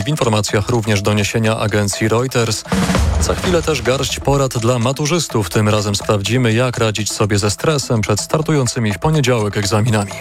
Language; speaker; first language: Polish; native; Polish